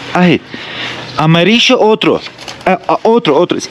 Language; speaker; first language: Spanish; non-native, learner; Turkish